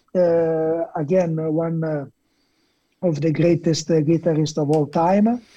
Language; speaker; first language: English; non-native, fluent; Italian